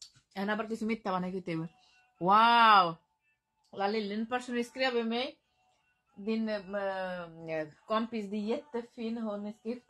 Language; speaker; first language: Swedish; non-native, learner; Bangla